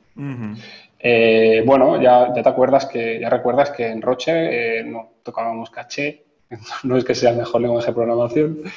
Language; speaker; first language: Spanish; native; Spanish